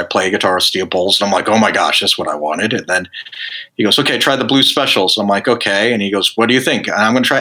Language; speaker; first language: English; native; English